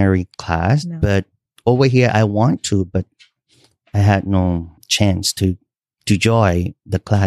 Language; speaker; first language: English; non-native, learner; Thai